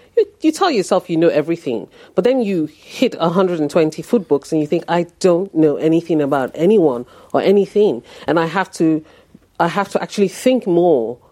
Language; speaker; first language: English; non-native, local second language; Yoruba